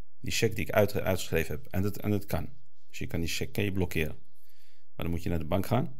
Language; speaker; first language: Dutch; early bilingual, other home language; Arabic